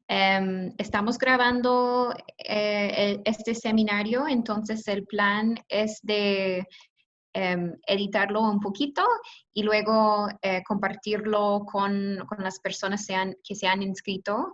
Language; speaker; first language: Spanish; non-native, fluent; English